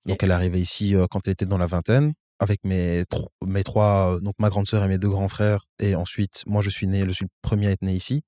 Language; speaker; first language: French; native; French